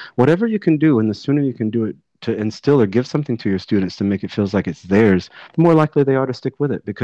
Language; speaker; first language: English; native; English